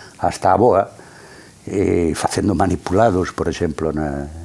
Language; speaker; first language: Galician; native; Galician